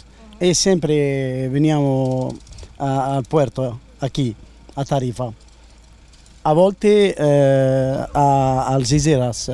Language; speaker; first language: Spanish; non-native, learner; Italian